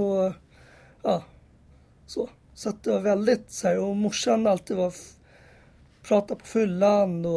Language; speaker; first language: Swedish; native; Swedish